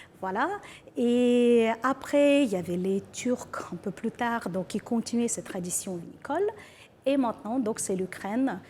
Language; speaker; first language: French; non-native, fluent; Ukrainian